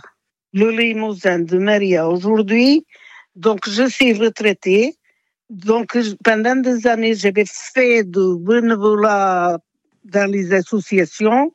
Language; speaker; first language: French; non-native, fluent; Portuguese